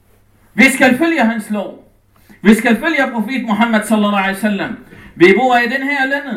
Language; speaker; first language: Danish; non-native, fluent; Arabic